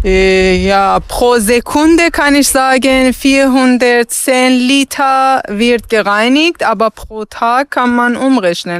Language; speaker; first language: German; non-native, learner; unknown